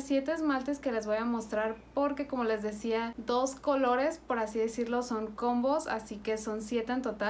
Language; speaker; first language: Spanish; native; Spanish